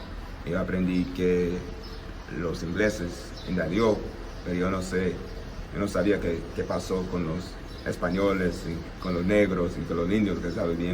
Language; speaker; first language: Spanish; non-native, learner; English